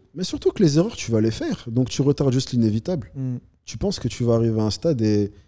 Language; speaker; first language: French; native; French